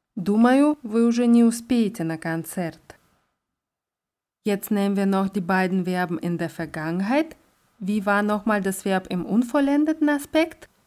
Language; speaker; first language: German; non-native, fluent; Russian